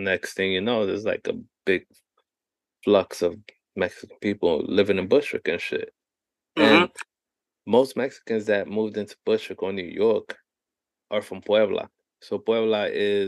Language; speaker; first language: English; native; English